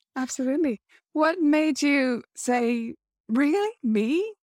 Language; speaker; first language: English; native; English